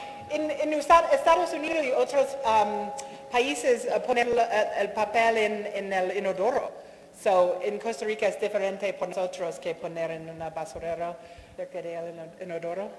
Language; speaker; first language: Spanish; non-native, learner; English